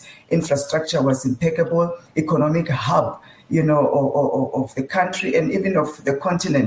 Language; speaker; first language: English; non-native, local second language; Tsonga